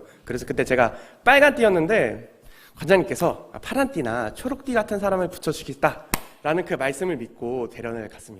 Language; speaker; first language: Korean; native; Korean